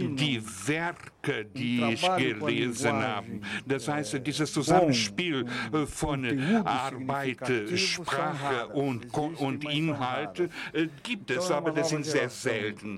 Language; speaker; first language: German; non-native, fluent; Portuguese